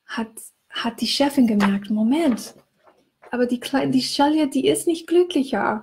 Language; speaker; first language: German; non-native, fluent; English